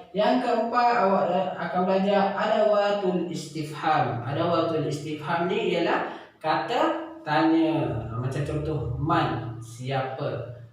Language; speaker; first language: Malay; native; Malay